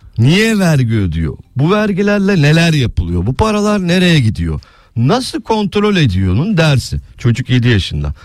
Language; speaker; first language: Turkish; early bilingual, heritage; Turkish